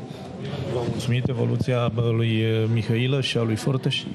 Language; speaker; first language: Romanian; native; Romanian